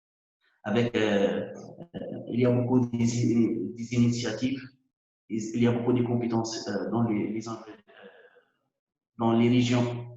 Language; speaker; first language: French; non-native, local second language; Arabic